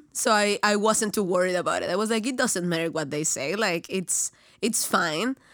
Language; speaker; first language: English; non-native, fluent; Spanish